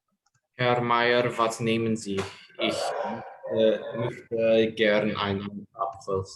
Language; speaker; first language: German; non-native, learner; Indonesian